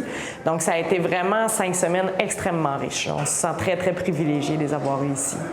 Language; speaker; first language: French; native; French